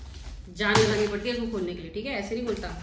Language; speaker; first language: Hindi; native; Hindi